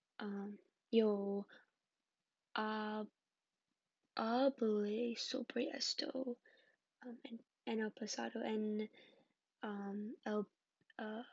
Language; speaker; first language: Spanish; non-native, learner; English